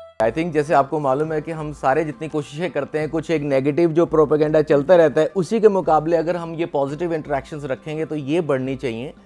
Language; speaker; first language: Hindi; non-native, local second language; Punjabi